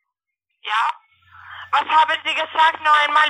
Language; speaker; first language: German; non-native, learner; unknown